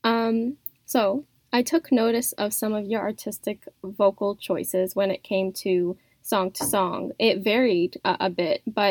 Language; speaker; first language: English; native; English